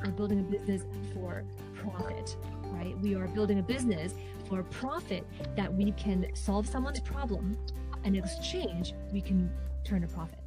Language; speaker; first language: English; non-native, local second language; Cantonese